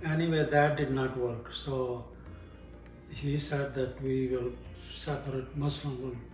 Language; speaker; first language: English; non-native, local second language; Punjabi